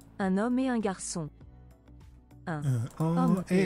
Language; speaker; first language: French; non-native, learner; English